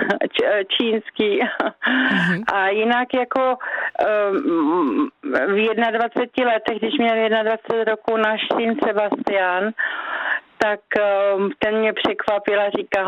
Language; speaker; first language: Czech; native; Czech